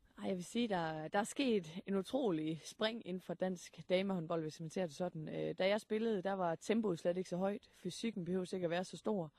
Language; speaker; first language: Danish; native; Danish